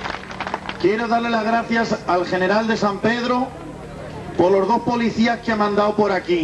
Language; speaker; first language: Spanish; native; Spanish